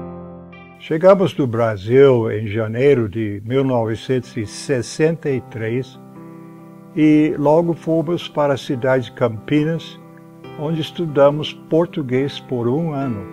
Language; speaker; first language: Portuguese; non-native, fluent; English